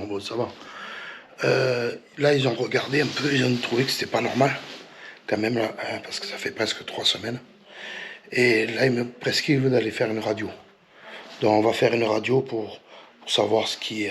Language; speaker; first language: French; native; French